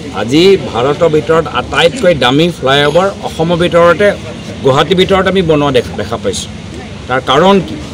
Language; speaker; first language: Assamese; native; Assamese